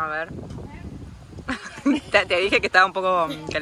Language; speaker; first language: Spanish; native; Spanish